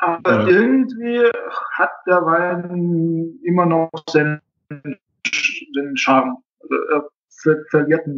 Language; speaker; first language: German; non-native, fluent; Russian